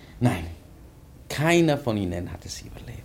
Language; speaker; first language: German; non-native, fluent; Czech